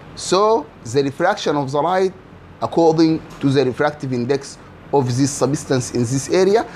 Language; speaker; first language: English; non-native, fluent; Arabic